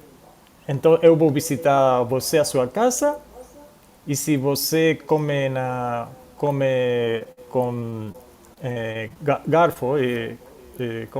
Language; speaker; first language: Portuguese; non-native, fluent; Spanish